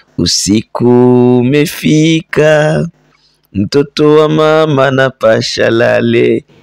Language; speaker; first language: Swahili; native; Swahili